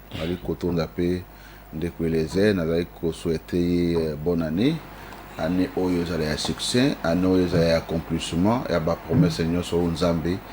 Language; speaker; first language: Lingala; native; Lingala